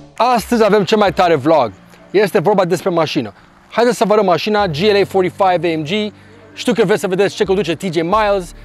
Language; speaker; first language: Romanian; early bilingual, heritage; Romanian